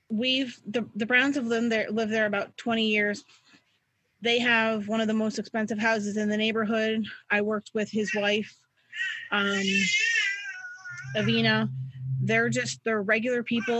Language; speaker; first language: English; native; English